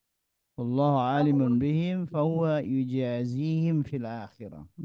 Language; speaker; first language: Arabic; non-native, fluent; Indonesian